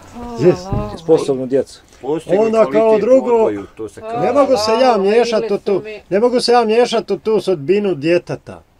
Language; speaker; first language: Bosnian; native; Bosnian